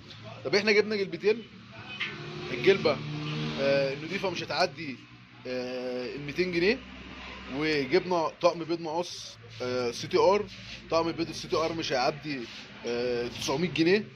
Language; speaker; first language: Arabic; native; Arabic